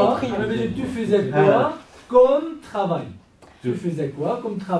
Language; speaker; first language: French; non-native, fluent; Kurdish